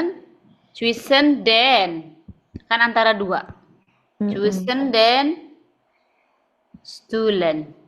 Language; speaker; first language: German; non-native, fluent; Indonesian